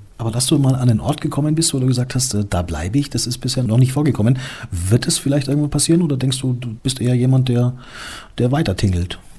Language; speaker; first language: German; native; German